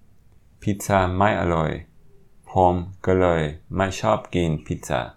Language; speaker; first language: Thai; non-native, learner; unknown